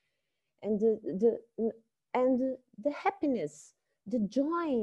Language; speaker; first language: English; non-native, learner; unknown